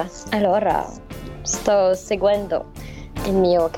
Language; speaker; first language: Italian; non-native, fluent; French